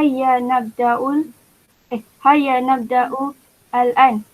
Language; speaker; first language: Arabic; non-native, learner; Malay